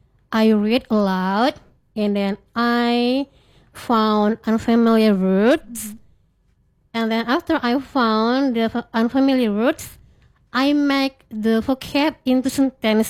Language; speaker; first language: English; non-native, fluent; Indonesian